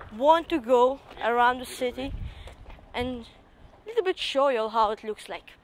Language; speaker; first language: English; non-native, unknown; Russian